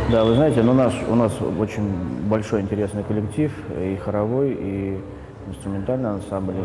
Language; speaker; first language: Russian; native; Russian